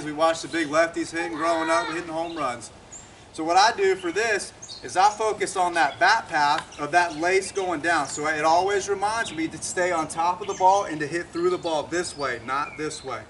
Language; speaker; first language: English; native; English